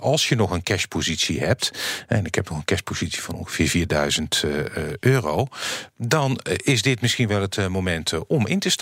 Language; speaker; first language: Dutch; native; Dutch